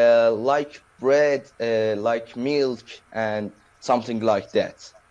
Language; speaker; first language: English; non-native, learner; Persian